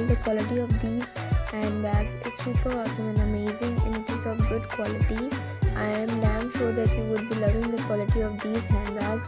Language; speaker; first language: English; non-native, local second language; Urdu